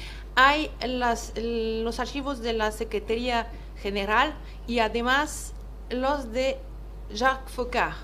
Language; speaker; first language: Spanish; non-native, fluent; French